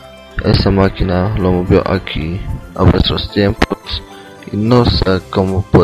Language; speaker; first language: Spanish; non-native, learner; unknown